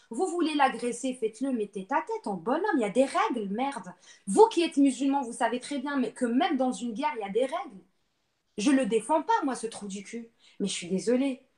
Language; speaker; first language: French; non-native, local second language; Arabic